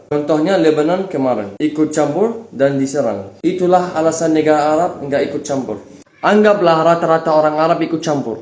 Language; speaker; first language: Indonesian; non-native, fluent; Arabic